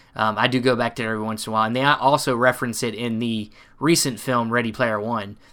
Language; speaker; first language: English; native; English